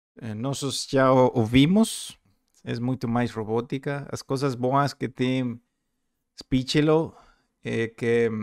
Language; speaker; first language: Portuguese; non-native, learner; Spanish